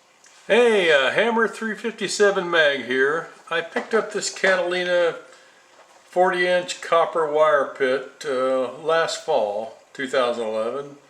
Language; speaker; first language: English; native; English